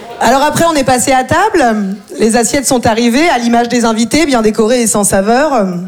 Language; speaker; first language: French; native; French